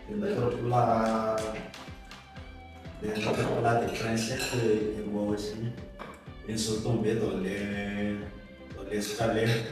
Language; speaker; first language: French; non-native, local second language; Malagasy